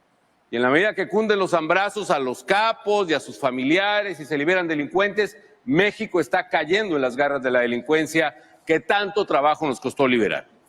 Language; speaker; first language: Spanish; native; Spanish